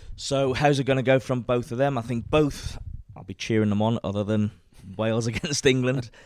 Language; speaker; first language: English; native; English